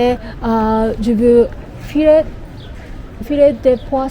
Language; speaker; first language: French; non-native, learner; Japanese